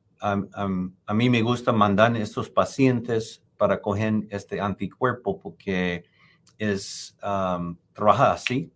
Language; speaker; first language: Spanish; non-native, fluent; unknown